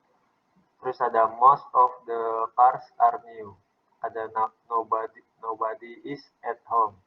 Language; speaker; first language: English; non-native, fluent; Indonesian